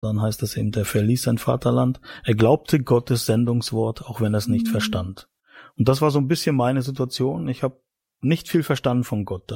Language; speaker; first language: German; native; German